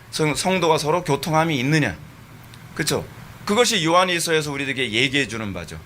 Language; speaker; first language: Korean; native; Korean